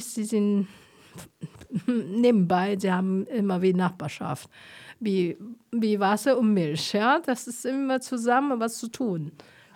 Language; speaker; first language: German; non-native, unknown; Chinese